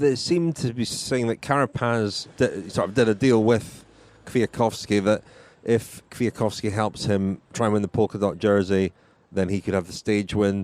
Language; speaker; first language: English; native; English